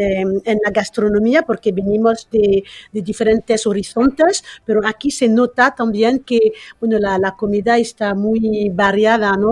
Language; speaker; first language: Spanish; non-native, fluent; French